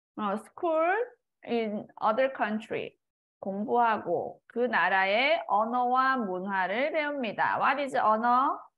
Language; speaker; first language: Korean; native; Korean